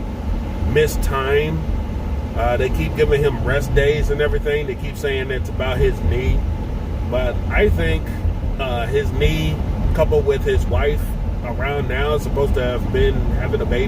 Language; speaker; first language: English; native; English